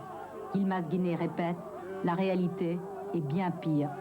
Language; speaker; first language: French; native; French